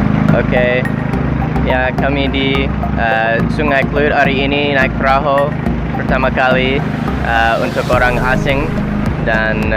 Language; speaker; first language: Indonesian; non-native, learner; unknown